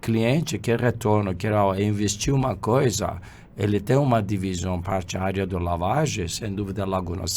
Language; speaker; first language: Portuguese; non-native, fluent; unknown